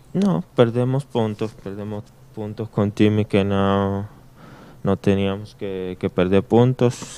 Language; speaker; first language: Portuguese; non-native, learner; Spanish